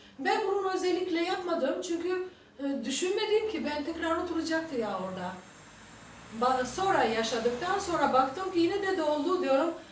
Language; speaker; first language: Turkish; non-native, fluent; Albanian